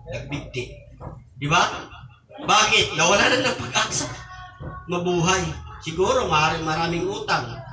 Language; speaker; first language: Filipino; native; Filipino